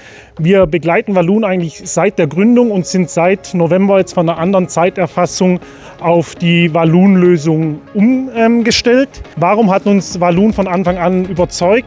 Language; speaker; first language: German; native; German